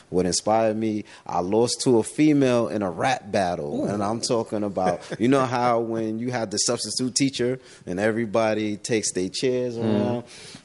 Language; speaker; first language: English; native; English